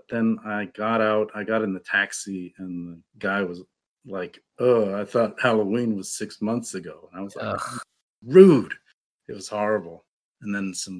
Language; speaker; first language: English; native; English